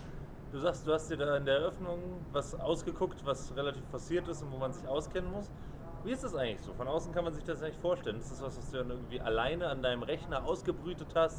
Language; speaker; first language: German; native; German